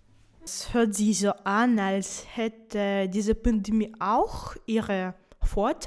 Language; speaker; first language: German; non-native, fluent; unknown